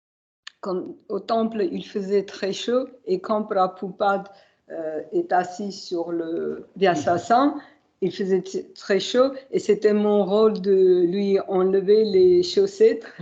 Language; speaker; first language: French; non-native, fluent; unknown